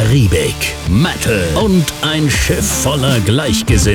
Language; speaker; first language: German; native; German